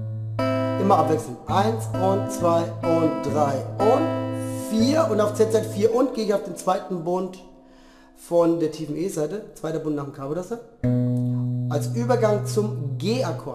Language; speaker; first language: German; native; German